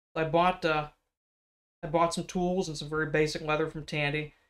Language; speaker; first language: English; native; English